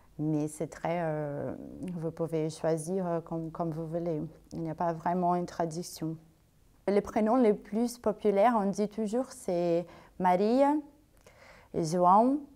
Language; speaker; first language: French; non-native, fluent; Portuguese